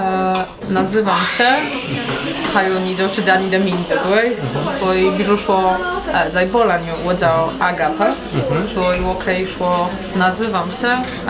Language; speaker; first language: Chinese; non-native, learner; Polish